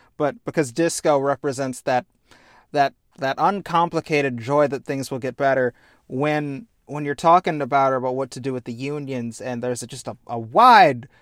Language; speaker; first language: English; native; English